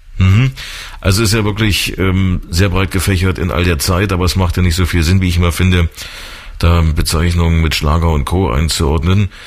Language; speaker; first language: German; native; German